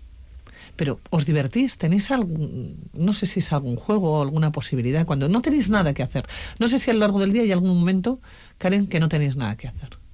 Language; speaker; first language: Spanish; native; Spanish